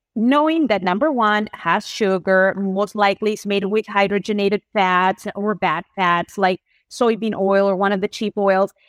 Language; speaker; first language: English; non-native, fluent; Spanish